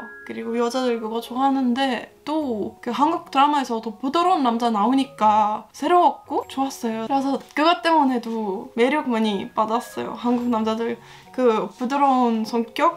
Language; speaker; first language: Korean; non-native, fluent; Estonian